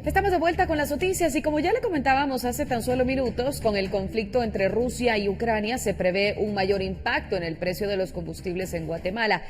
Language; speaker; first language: Spanish; native; Spanish